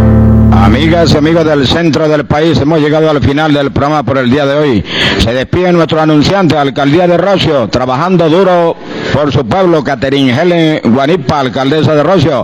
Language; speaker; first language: Spanish; native; Spanish